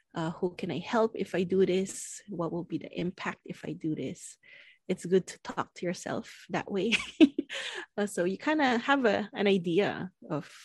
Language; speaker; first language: English; non-native, local second language; Filipino